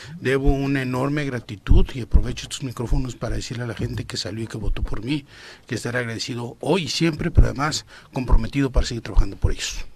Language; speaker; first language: Spanish; native; Spanish